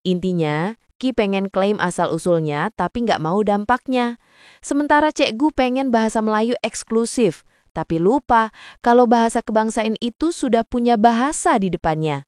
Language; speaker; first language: Indonesian; native; Indonesian